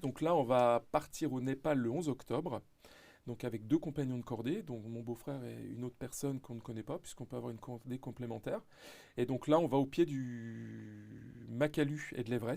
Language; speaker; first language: French; native; French